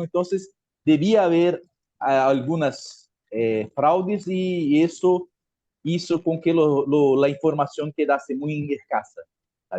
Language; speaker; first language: Spanish; non-native, fluent; Portuguese